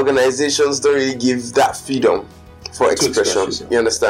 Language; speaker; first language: English; non-native, local second language; Yoruba